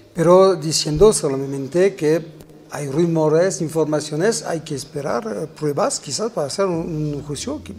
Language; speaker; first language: Spanish; non-native, fluent; French